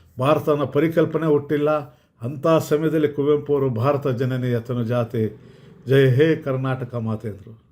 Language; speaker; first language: Kannada; native; Kannada